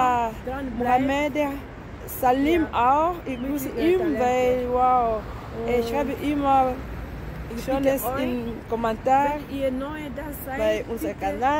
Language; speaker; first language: German; non-native, learner; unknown